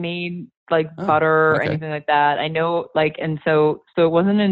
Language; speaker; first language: English; native; English